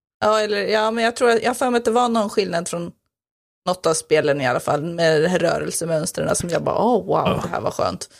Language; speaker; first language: Swedish; native; Swedish